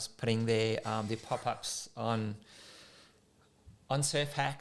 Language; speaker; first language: English; native; English